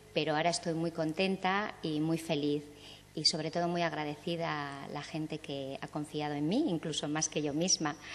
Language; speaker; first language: Spanish; native; Spanish